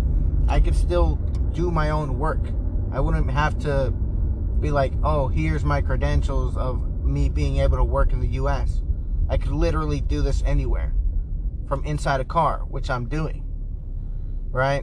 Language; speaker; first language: English; native; English